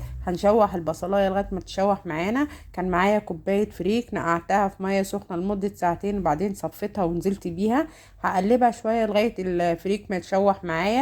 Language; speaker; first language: Arabic; native; Arabic